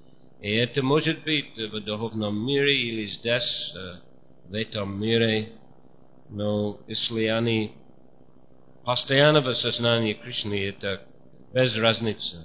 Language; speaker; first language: Russian; non-native, fluent; English